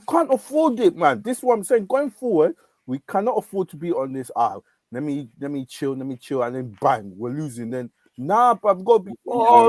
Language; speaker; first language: English; native; English